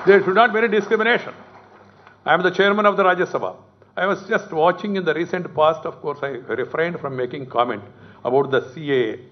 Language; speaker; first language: English; non-native, local second language; Telugu